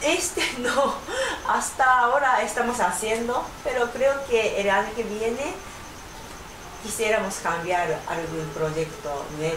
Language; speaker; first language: Spanish; non-native, learner; Japanese